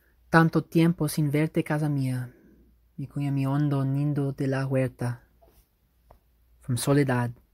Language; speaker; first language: Spanish; non-native, fluent; English